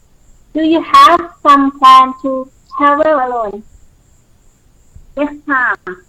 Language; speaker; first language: English; non-native, learner; Thai